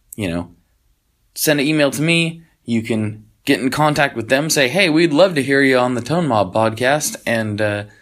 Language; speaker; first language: English; early bilingual, other home language; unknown